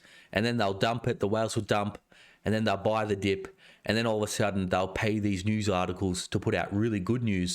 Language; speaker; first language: English; native; English